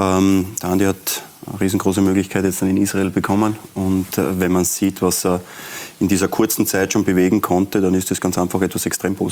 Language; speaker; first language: German; native; German